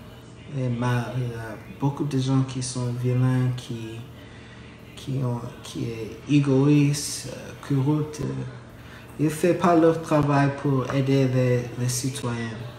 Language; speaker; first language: French; non-native, learner; English